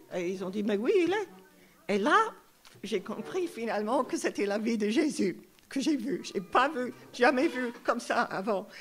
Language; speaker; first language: French; non-native, fluent; English